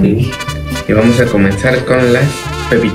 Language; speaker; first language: Spanish; native; Spanish